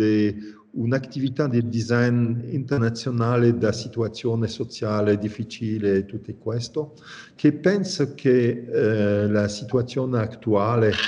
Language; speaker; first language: Italian; non-native, learner; French